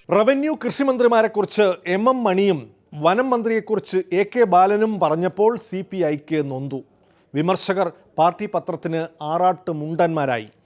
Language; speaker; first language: Malayalam; native; Malayalam